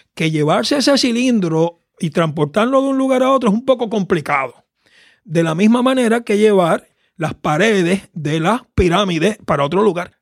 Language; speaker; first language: Spanish; native; Spanish